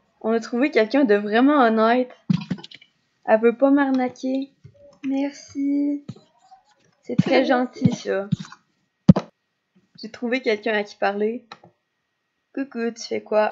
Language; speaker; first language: French; native; French